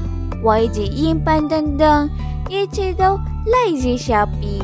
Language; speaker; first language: Chinese; non-native, learner; Malay